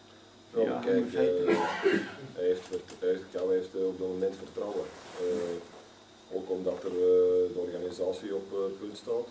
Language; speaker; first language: Dutch; native; Dutch